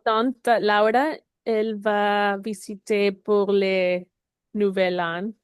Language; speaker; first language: French; non-native, learner; Spanish